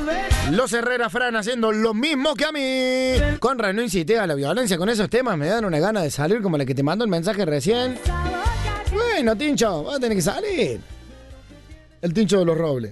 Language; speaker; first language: Spanish; native; Spanish